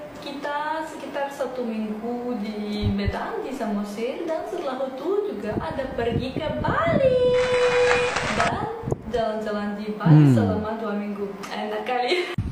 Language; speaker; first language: Indonesian; non-native, fluent; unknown